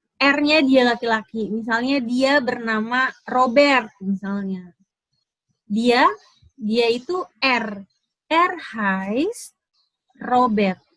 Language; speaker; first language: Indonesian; native; Indonesian